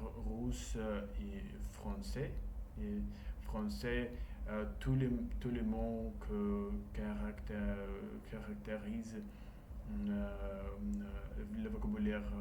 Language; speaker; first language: French; non-native, learner; Russian